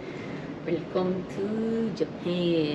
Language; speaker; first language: English; non-native, learner; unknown